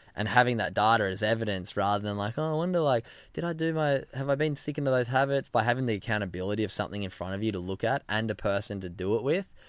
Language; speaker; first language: English; native; English